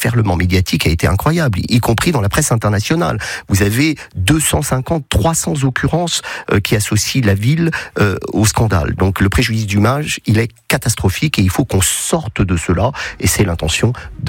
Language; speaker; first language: French; native; French